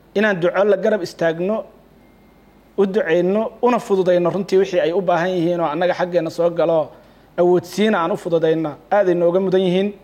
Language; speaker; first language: Somali; native; Somali